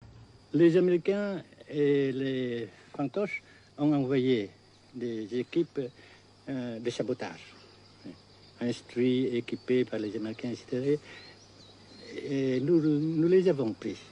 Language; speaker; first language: French; non-native, fluent; Vietnamese